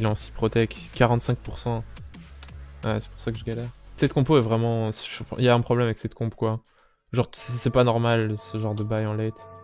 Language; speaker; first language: French; native; French